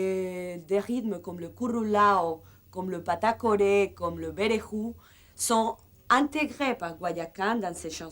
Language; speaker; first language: French; non-native, fluent; Spanish